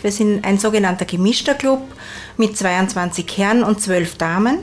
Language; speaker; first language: German; native; German